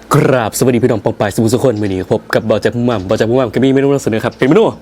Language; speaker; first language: Thai; native; Thai